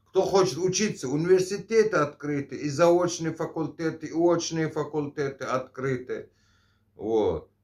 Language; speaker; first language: Russian; native; Russian